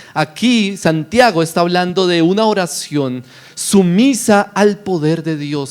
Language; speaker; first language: Spanish; native; Spanish